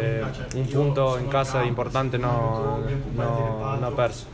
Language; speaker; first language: Italian; non-native, learner; Spanish